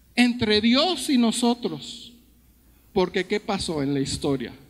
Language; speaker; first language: Spanish; early bilingual, heritage; Spanish